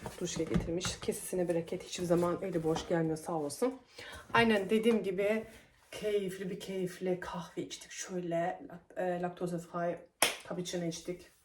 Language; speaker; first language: Turkish; early bilingual, heritage; Turkish